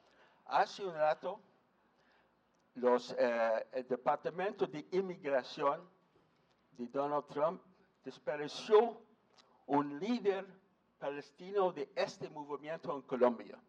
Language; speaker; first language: Spanish; non-native, fluent; English